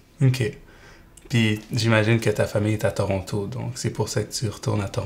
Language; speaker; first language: French; native; French